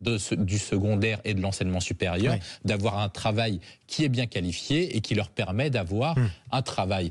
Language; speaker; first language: French; native; French